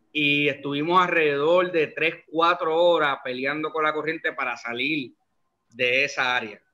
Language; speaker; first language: Spanish; native; Spanish